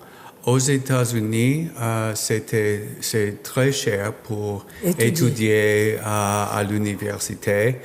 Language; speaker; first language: French; non-native, learner; English